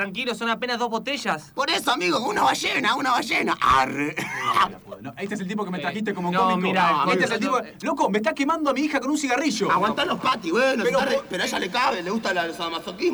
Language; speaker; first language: Spanish; native; Spanish